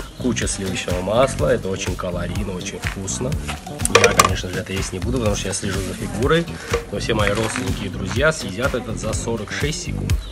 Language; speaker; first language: Russian; non-native, local second language; Azerbaijani